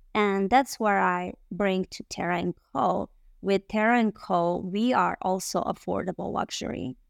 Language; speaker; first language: English; non-native, fluent; Bosnian